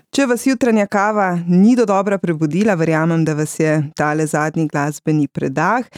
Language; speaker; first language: Slovenian; native; Slovenian